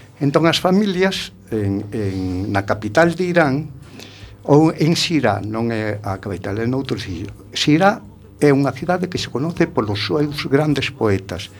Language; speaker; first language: Galician; native; Galician